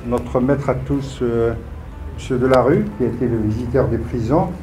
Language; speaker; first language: French; non-native, local second language; Arabic